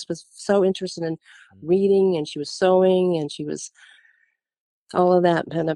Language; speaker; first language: English; early bilingual, other home language; German